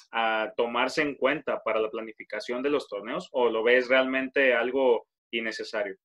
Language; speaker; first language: Spanish; native; Spanish